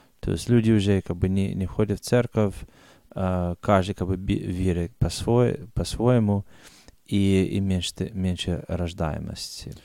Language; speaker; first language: Russian; non-native, fluent; English